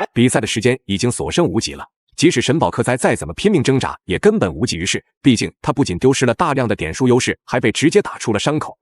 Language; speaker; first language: Chinese; native; Chinese